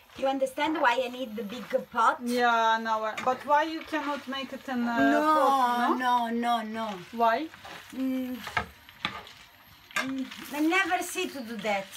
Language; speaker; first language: English; non-native, learner; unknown